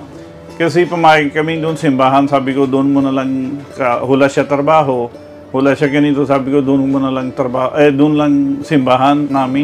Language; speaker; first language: Filipino; non-native, learner; Punjabi